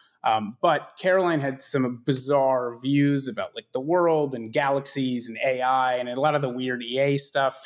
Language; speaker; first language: English; native; English